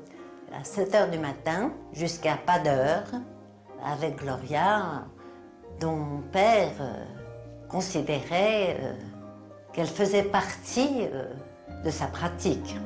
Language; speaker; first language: French; native; French